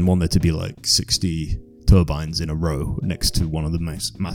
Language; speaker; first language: English; native; English